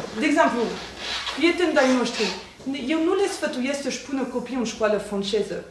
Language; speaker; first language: Romanian; non-native, fluent; French